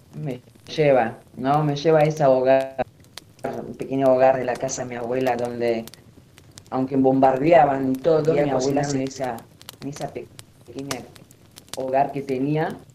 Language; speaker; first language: Spanish; non-native, fluent; Armenian